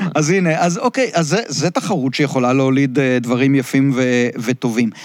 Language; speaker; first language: Hebrew; native; Hebrew